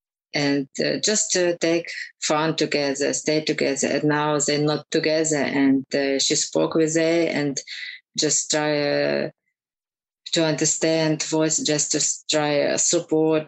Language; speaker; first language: English; non-native, learner; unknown